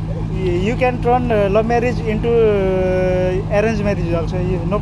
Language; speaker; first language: English; non-native, learner; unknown